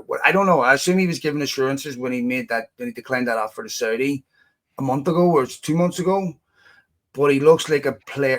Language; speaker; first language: English; native; English